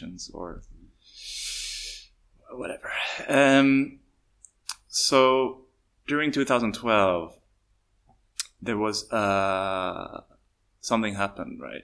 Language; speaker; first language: English; non-native, fluent; Swedish